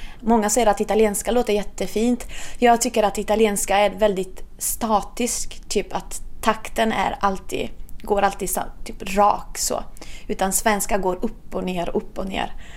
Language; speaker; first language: Swedish; non-native, fluent; Italian